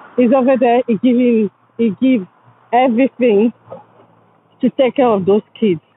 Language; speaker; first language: English; non-native, fluent; French